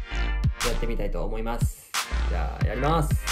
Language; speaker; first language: Japanese; native; Japanese